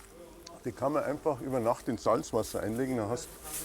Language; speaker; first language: German; native; German